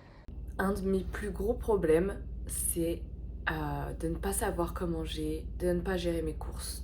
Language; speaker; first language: French; native; French